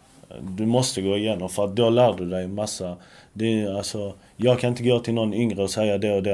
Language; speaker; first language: Swedish; early bilingual, other home language; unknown